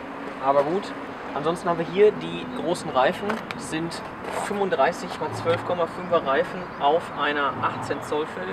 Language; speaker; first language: German; native; German